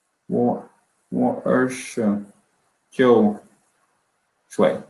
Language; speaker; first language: Chinese; non-native, learner; Swedish